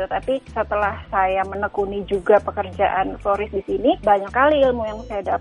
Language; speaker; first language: Indonesian; native; Indonesian